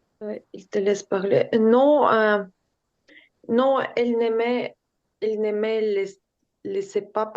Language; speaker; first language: French; non-native, learner; Ukrainian